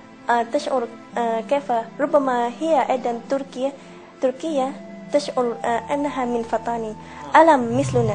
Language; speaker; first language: Arabic; non-native, learner; Malay